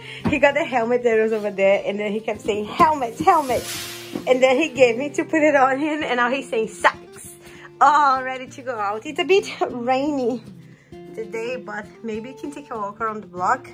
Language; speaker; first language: English; non-native, fluent; Portuguese